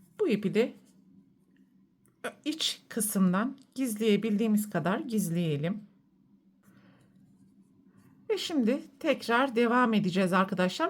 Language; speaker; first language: Turkish; native; Turkish